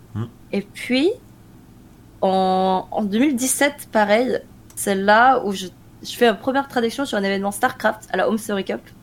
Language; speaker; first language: French; early bilingual, other home language; Korean